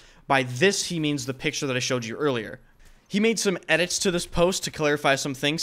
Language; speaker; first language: English; native; English